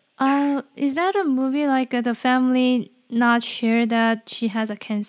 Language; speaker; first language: English; non-native, fluent; Korean